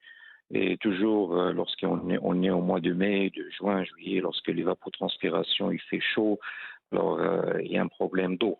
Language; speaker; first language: French; non-native, local second language; Arabic